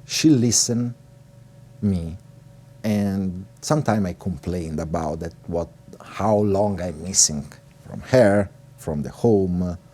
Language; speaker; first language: English; non-native, fluent; Italian